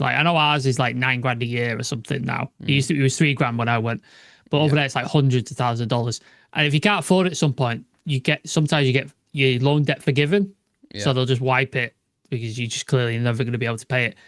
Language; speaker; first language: English; native; English